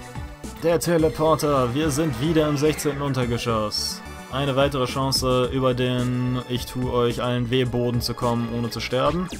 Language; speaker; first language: German; native; German